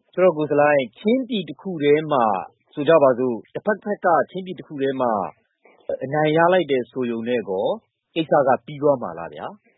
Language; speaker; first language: Burmese; native; Burmese